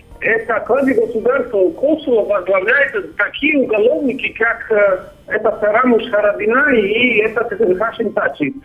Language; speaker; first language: Russian; non-native, learner; Serbian